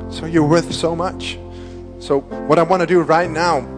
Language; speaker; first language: English; non-native, fluent; Dutch